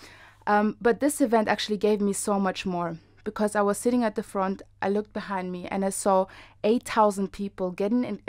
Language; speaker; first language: English; non-native, fluent; German